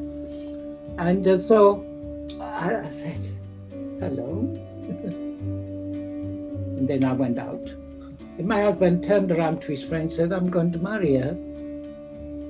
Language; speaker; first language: English; native; English